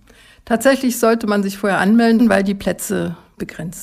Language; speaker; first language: German; native; German